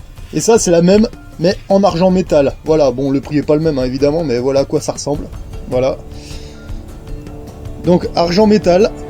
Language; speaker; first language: French; native; French